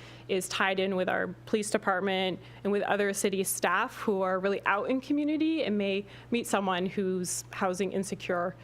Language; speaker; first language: English; native; English